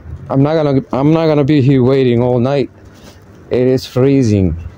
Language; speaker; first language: English; non-native, fluent; Spanish